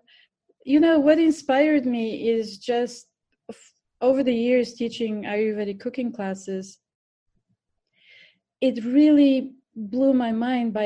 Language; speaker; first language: English; non-native, fluent; Bulgarian